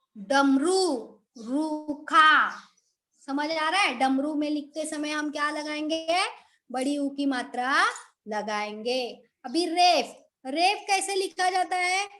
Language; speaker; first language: Hindi; non-native, local second language; Marathi